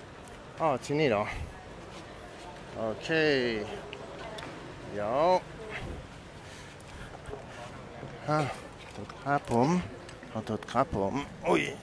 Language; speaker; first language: Thai; non-native, fluent; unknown